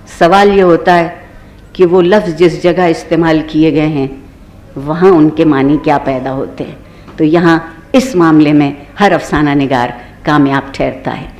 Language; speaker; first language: Urdu; native; Urdu